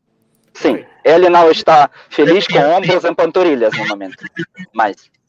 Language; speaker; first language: Portuguese; non-native, fluent; Russian